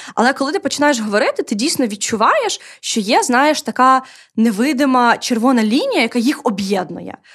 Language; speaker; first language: Ukrainian; native; Ukrainian